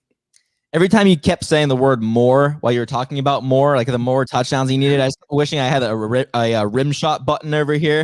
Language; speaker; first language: English; native; English